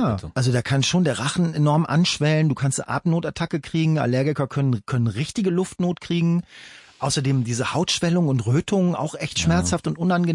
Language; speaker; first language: German; native; German